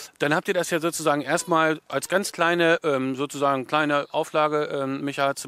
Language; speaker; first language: German; native; German